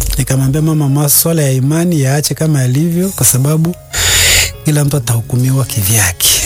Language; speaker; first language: Swahili; native; Swahili